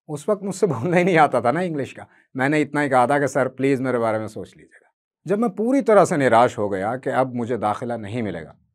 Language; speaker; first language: Hindi; native; Hindi